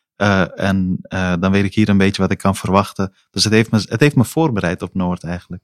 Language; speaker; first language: Dutch; early bilingual, other home language; Persian